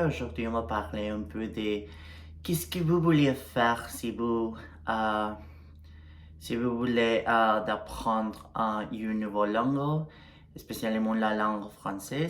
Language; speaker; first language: French; non-native, learner; Spanish